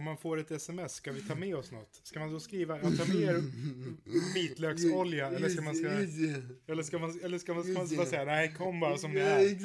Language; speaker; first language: Swedish; native; Swedish